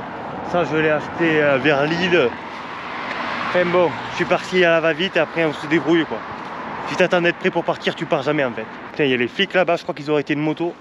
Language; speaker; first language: French; native; French